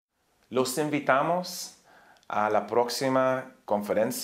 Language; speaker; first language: Spanish; non-native, learner; English